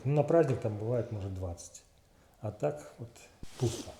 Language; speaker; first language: Russian; native; Russian